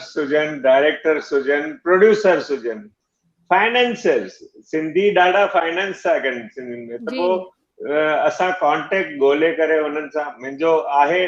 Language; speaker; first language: Sindhi; early bilingual, heritage; Sindhi